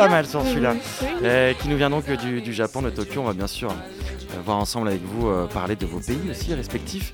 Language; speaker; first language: French; native; French